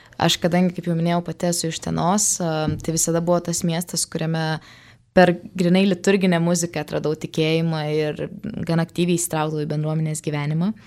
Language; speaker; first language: Lithuanian; native; Lithuanian